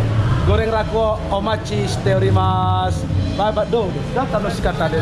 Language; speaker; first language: Japanese; non-native, fluent; Indonesian